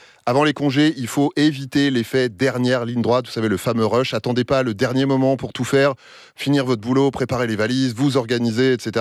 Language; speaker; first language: French; native; French